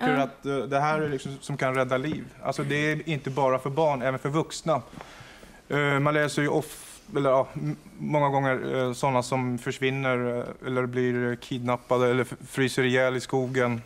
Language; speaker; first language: Swedish; native; Swedish